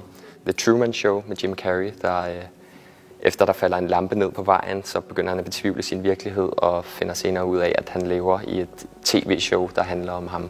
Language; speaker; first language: Danish; native; Danish